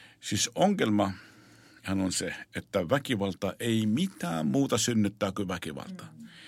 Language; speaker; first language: Finnish; non-native, fluent; Arabic